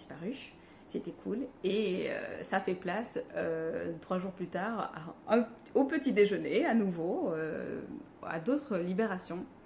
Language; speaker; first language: French; native; French